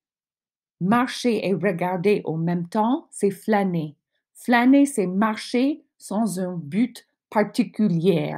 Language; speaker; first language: French; non-native, fluent; English